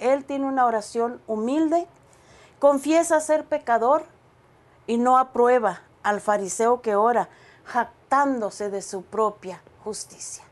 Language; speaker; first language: Spanish; native; Spanish